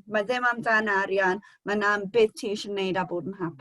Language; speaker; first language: Welsh; non-native, local second language; English